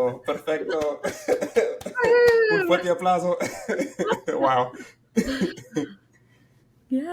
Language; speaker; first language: Spanish; non-native, fluent; English